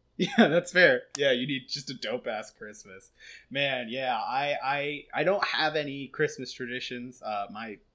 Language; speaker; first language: English; early bilingual, other home language; Hindi